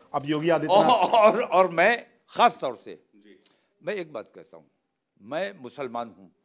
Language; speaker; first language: Hindi; native; Hindi